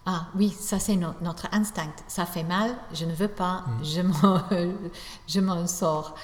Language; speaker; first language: French; non-native, fluent; English